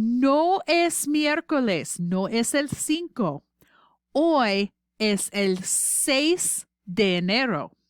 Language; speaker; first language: Spanish; non-native, fluent; English